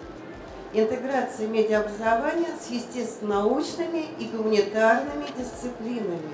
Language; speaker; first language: Russian; native; Russian